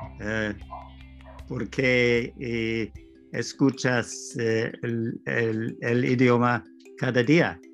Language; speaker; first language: Spanish; non-native, learner; English